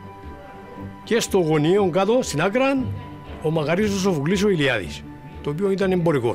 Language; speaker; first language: Greek; native; Greek